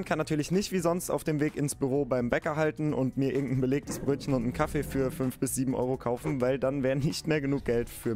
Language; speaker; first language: German; native; German